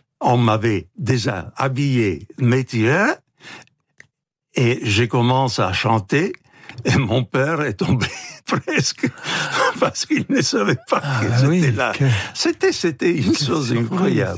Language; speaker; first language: French; non-native, fluent; Italian